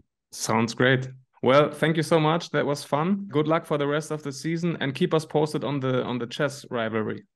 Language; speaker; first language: English; non-native, fluent; German